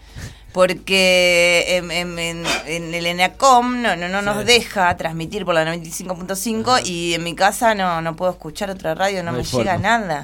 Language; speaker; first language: Spanish; native; Spanish